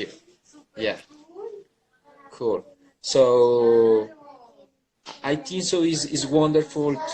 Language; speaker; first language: English; non-native, learner; Spanish